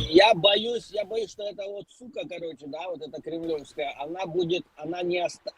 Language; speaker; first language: Russian; non-native, local second language; Ukrainian